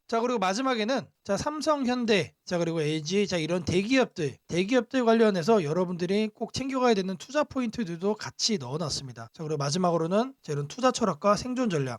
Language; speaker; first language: Korean; native; Korean